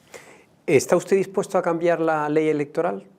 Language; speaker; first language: Spanish; native; Spanish